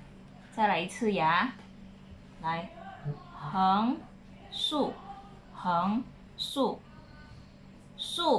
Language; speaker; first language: Chinese; non-native, fluent; Indonesian